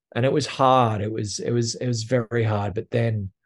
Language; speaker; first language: English; native; English